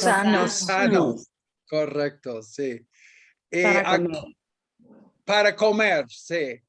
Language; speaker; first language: Spanish; non-native, fluent; English